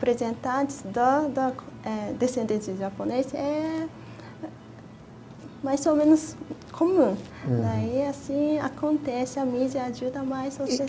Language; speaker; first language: Portuguese; non-native, fluent; Japanese